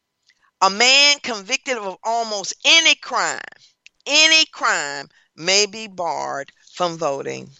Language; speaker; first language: English; native; English